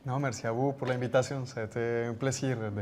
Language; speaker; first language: French; non-native, fluent; Spanish